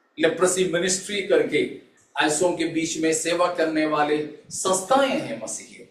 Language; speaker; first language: Hindi; non-native, local second language; Malayalam